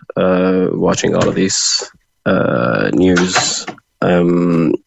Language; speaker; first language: English; non-native, fluent; Arabic